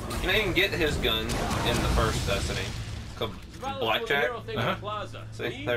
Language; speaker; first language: English; native; English